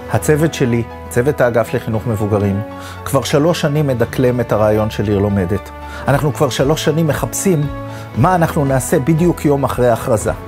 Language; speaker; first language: Hebrew; native; Hebrew